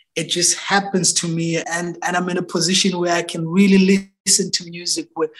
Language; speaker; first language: English; non-native, local second language; Xhosa